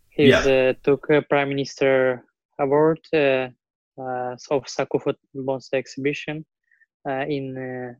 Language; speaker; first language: English; non-native, learner; Russian